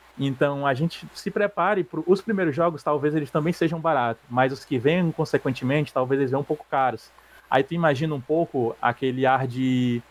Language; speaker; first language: Portuguese; native; Portuguese